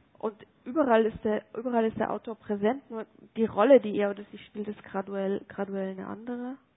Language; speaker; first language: German; native; German